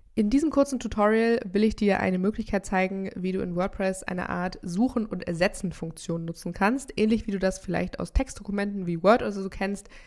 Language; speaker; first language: German; native; German